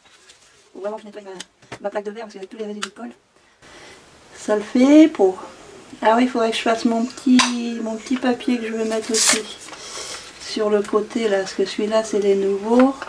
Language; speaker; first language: French; native; French